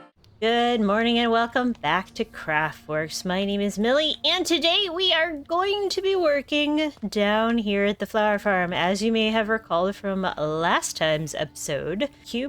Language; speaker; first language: English; native; English